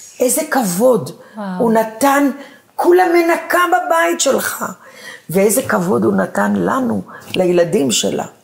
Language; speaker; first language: Hebrew; early bilingual, other home language; Arabic